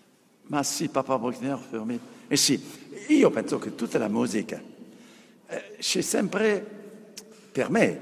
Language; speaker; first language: Italian; non-native, fluent; French